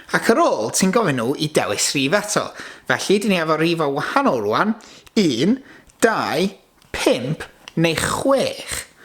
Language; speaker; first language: Welsh; non-native, local second language; English